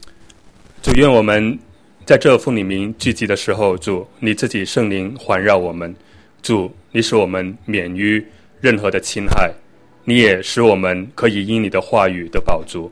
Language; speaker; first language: Chinese; native; Chinese